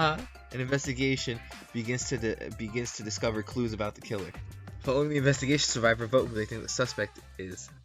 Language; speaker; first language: English; native; English